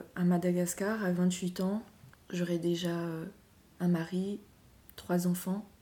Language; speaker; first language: French; non-native, local second language; Malagasy